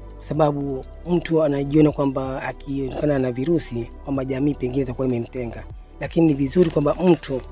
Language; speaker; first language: Swahili; native; Swahili